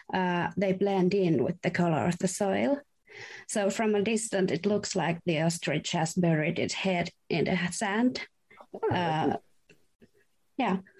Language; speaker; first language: English; non-native, fluent; Finnish